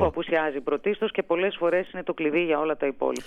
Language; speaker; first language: Greek; native; Greek